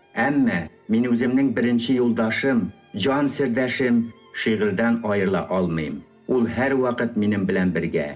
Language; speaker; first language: Tatar; early bilingual, heritage; Tatar